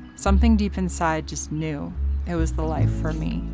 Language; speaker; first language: English; native; English